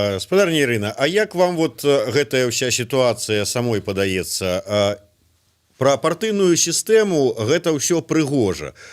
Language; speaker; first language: Belarusian; native; Belarusian